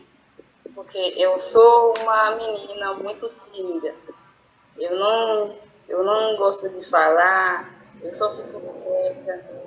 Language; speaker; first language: Portuguese; non-native, fluent; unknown